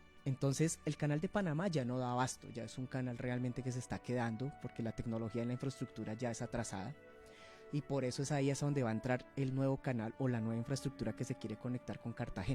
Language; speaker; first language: Spanish; native; Spanish